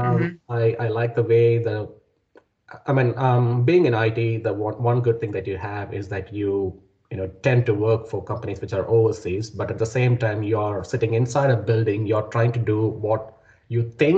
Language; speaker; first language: English; non-native, local second language; Malayalam